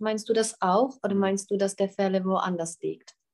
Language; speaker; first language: German; non-native, fluent; Czech